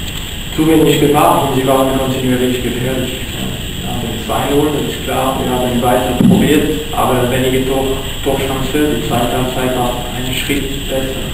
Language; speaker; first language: German; non-native, fluent; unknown